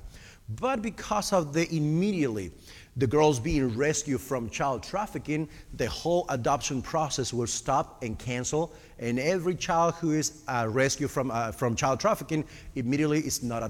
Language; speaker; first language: English; non-native, fluent; Spanish